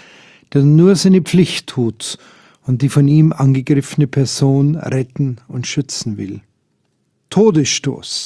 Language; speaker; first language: German; native; German